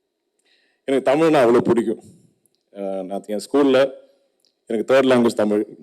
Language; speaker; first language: Tamil; non-native, local second language; Malayalam